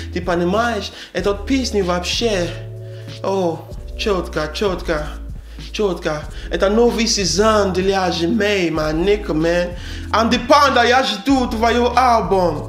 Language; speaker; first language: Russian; non-native, learner; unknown